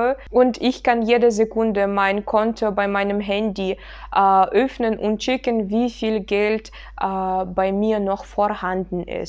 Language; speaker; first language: German; non-native, fluent; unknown